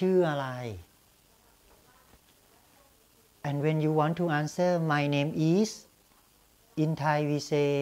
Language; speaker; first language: English; non-native, fluent; Thai